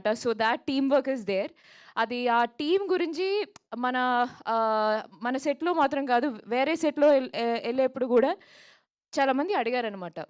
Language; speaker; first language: Telugu; non-native, local second language; Malayalam